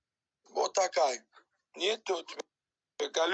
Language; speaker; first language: Russian; non-native, learner; Uzbek